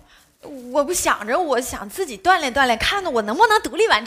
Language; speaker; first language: Chinese; native; Chinese